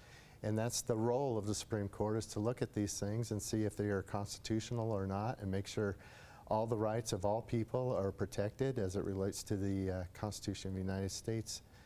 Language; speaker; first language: English; native; English